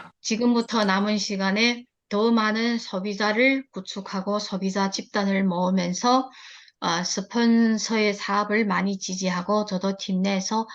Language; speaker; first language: Korean; early bilingual, heritage; Korean